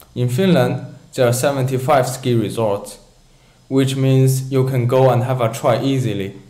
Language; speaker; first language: English; non-native, fluent; Chinese